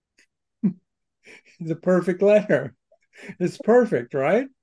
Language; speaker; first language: English; native; English